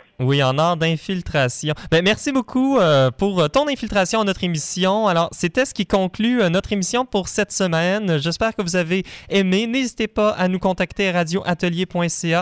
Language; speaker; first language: French; native; French